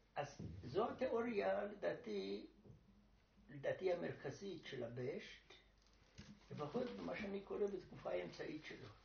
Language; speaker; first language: Hebrew; non-native, fluent; Romanian